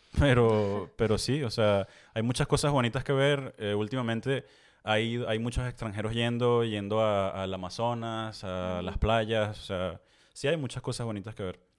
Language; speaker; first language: Spanish; native; Spanish